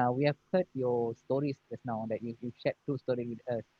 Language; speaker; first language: English; non-native, local second language; Malay